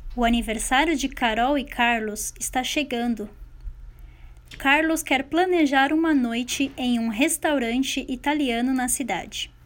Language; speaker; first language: Portuguese; native; Portuguese